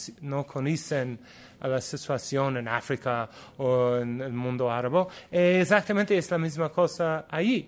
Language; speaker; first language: Spanish; non-native, learner; English